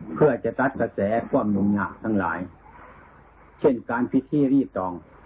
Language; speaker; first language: Thai; native; Thai